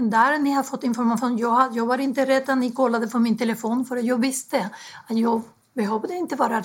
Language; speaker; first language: Swedish; non-native, fluent; Spanish